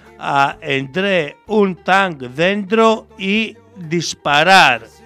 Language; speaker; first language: Spanish; non-native, learner; Greek